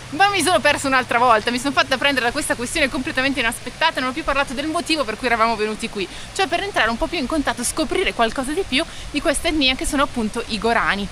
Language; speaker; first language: Italian; native; Italian